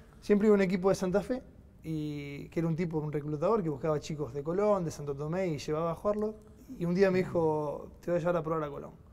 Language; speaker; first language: Spanish; native; Spanish